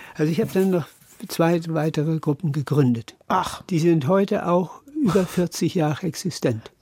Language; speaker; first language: German; native; German